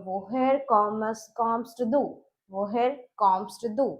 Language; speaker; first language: German; non-native, learner; Gujarati